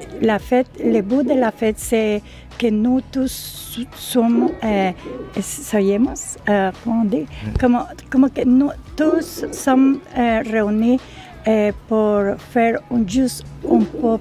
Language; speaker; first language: French; non-native, learner; Spanish